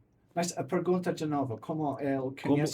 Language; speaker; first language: Portuguese; non-native, learner; English